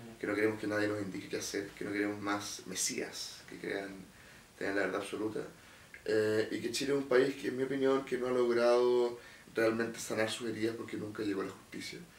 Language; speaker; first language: Spanish; native; Spanish